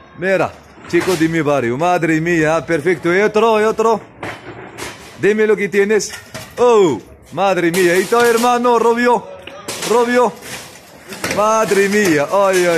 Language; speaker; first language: Spanish; non-native, learner; Arabic